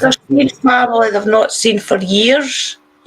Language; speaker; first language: English; native; English